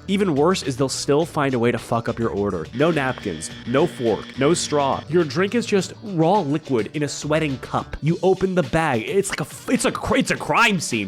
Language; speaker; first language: English; native; English